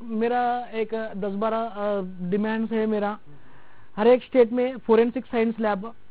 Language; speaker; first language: Hindi; non-native, local second language; Telugu